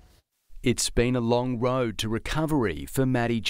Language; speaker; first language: English; native; English